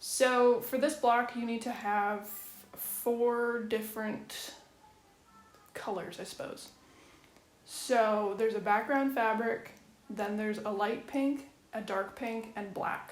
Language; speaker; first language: English; native; English